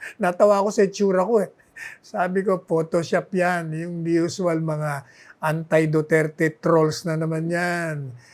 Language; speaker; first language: Filipino; non-native, local second language; Bikol